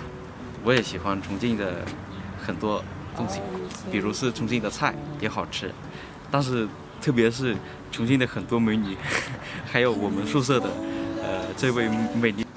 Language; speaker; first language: Chinese; non-native, fluent; Vietnamese